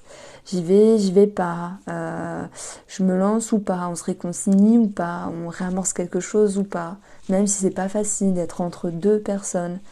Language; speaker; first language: French; native; French